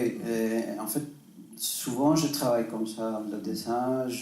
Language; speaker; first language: French; non-native, fluent; Spanish